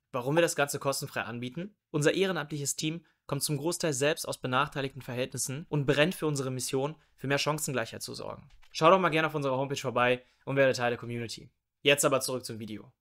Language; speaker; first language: German; native; German